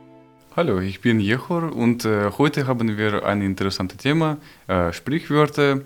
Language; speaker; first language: German; non-native, learner; Ukrainian